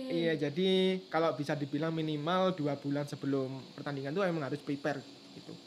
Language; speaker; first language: Indonesian; native; Indonesian